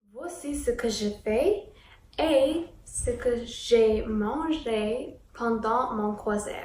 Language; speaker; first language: French; non-native, learner; English